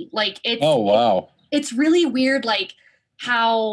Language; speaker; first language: English; native; English